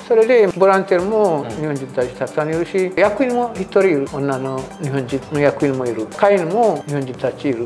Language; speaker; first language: Japanese; non-native, fluent; Amharic